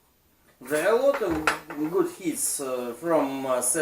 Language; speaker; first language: English; non-native, learner; Russian